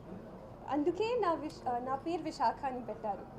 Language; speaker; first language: Telugu; non-native, learner; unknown